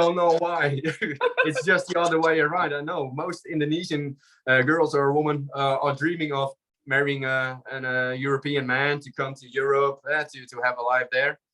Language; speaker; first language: English; non-native, fluent; Dutch